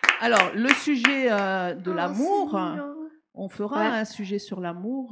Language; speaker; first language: French; native; French